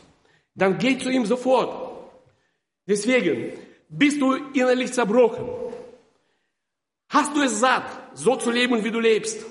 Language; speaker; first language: German; non-native, fluent; Russian